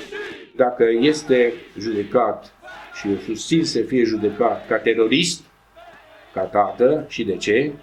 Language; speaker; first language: Romanian; non-native, local second language; Hungarian